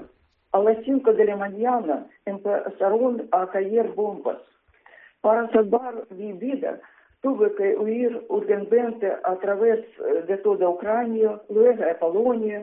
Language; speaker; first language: Spanish; non-native, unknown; Ukrainian